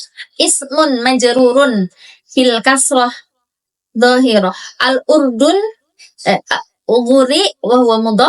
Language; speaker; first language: Arabic; non-native, learner; Indonesian